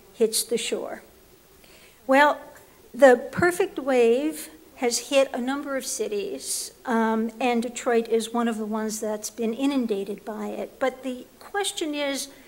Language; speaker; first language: English; native; English